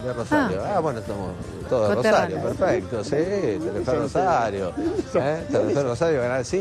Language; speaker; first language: Spanish; native; Spanish